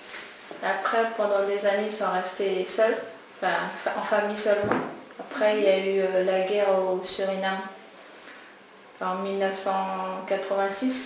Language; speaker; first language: French; non-native, local second language; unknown